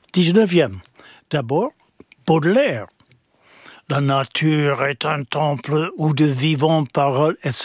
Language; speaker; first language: French; non-native, fluent; English